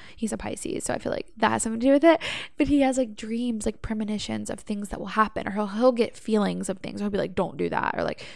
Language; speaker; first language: English; native; English